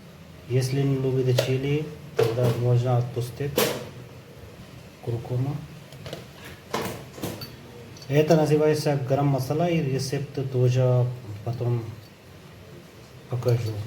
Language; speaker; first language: Russian; non-native, learner; Hindi